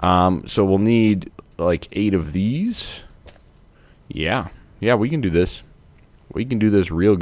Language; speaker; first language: English; native; English